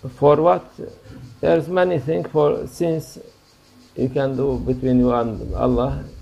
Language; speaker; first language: English; non-native, learner; Turkish